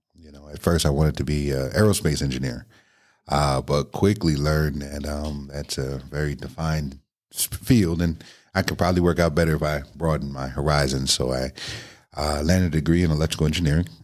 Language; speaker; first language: English; native; English